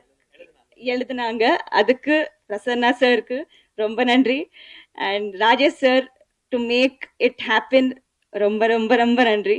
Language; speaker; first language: Tamil; non-native, learner; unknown